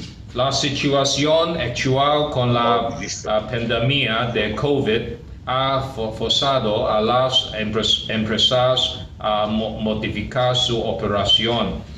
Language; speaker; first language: Spanish; non-native, learner; Chinese